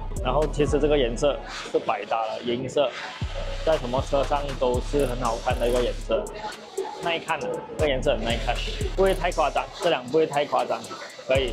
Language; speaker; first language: Chinese; native; Chinese